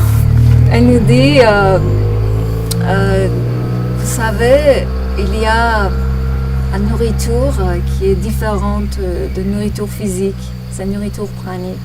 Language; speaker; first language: French; non-native, learner; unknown